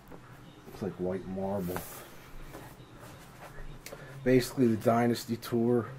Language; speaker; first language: English; native; English